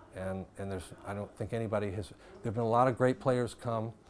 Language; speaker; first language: English; native; English